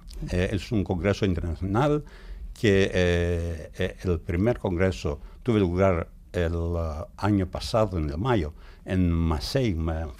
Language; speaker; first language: Spanish; non-native, fluent; Greek